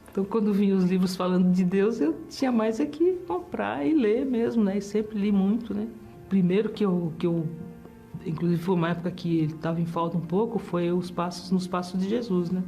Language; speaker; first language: Portuguese; early bilingual, other home language; German